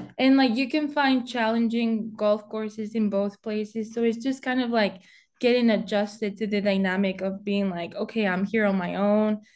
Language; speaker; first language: English; non-native, fluent; Spanish